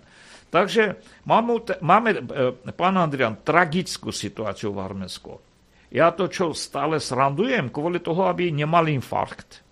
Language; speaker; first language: Slovak; non-native, fluent; Armenian